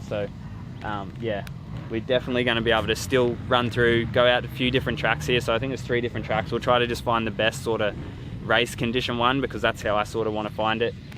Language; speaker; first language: English; native; English